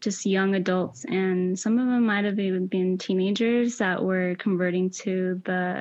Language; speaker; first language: English; early bilingual, other home language; Spanish